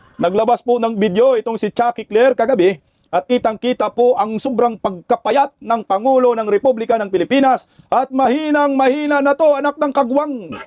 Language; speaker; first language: Filipino; non-native, local second language; Cebuano